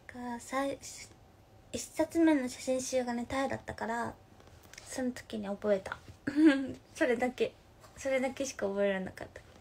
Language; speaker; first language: Japanese; native; Japanese